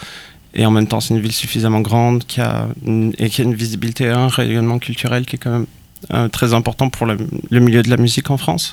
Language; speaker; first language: French; native; French